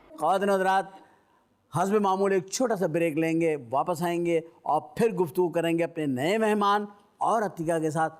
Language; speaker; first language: Hindi; native; Hindi